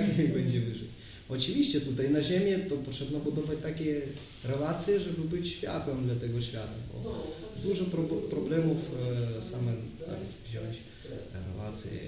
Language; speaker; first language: Polish; non-native, learner; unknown